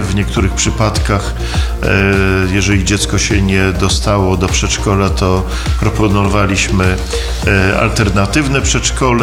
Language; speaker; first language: Polish; native; Polish